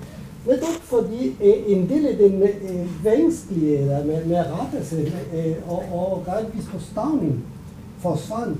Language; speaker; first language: Danish; non-native, fluent; Italian